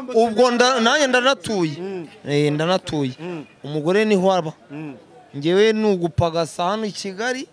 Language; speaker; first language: Kinyarwanda; native; Kinyarwanda